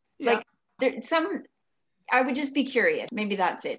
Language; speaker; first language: English; native; English